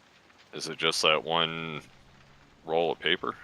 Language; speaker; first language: English; native; English